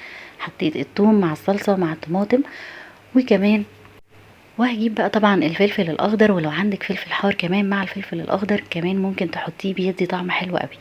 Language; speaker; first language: Arabic; native; Arabic